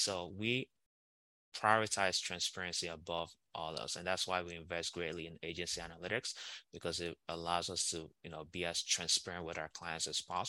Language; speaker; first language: English; non-native, local second language; Igbo